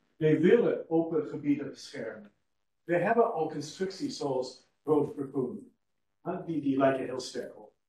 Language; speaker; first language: Dutch; non-native, fluent; English